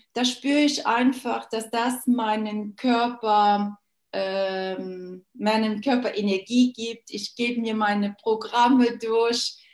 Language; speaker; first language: German; non-native, local second language; Luxembourgish